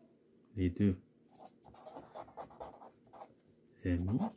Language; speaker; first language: French; non-native, local second language; Arabic